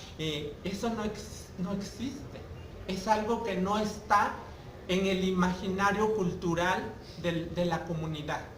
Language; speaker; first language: Spanish; non-native, local second language; Nahuatl languages